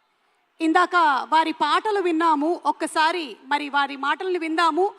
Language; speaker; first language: Telugu; native; Telugu